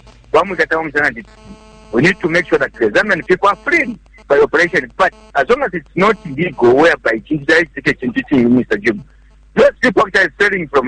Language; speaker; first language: English; non-native, local second language; Bemba